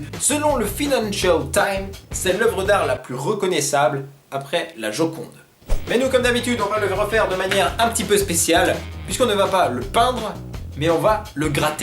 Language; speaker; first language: French; native; French